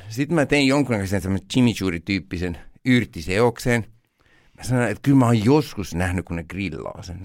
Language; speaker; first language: Finnish; early bilingual, other home language; Persian